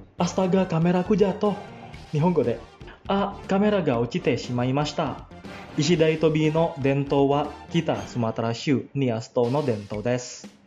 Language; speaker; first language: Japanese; non-native, fluent; Indonesian